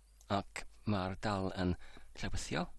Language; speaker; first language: Welsh; non-native, learner; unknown